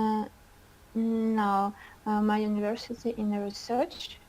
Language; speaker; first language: English; non-native, learner; Russian